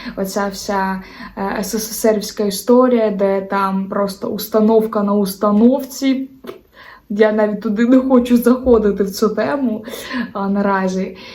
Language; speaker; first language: Ukrainian; non-native, local second language; Russian